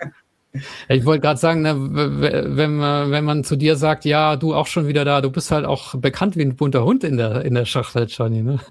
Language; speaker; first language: German; native; German